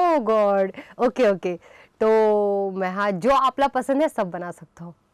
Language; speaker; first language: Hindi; non-native, local second language; Chhattisgarhi